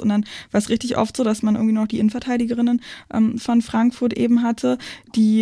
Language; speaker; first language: German; native; German